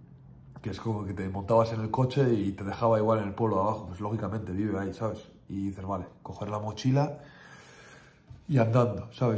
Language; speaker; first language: Spanish; native; Spanish